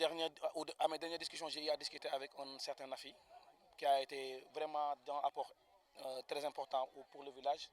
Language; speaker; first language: French; non-native, local second language; Wolof